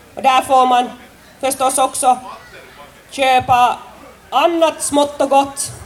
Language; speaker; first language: Swedish; non-native, local second language; Finnish